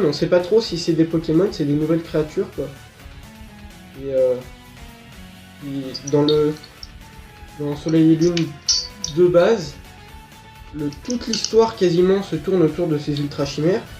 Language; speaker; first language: French; native; French